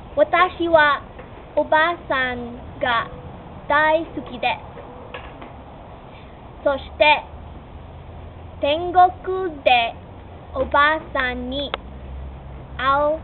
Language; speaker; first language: Japanese; non-native, learner; English